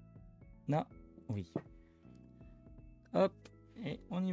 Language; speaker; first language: French; native; French